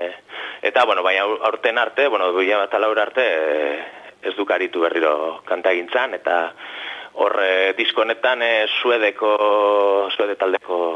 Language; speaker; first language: Basque; native; Basque